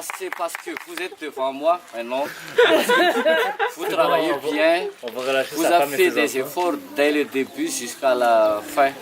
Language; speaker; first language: French; non-native, local second language; Malagasy